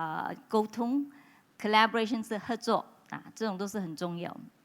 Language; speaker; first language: Chinese; non-native, local second language; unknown